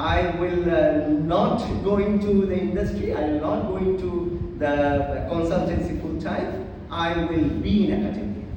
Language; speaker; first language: English; non-native, local second language; Bangla